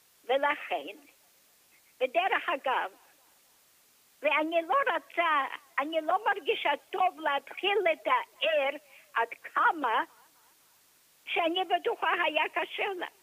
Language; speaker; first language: Hebrew; non-native, fluent; English